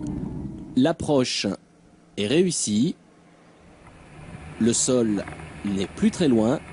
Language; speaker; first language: French; native; French